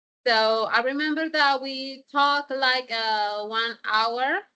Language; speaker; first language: English; non-native, fluent; Spanish